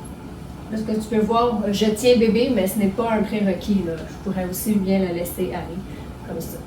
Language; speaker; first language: French; native; French